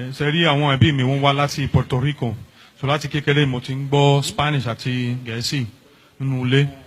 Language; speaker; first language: Yoruba; non-native, fluent; Spanish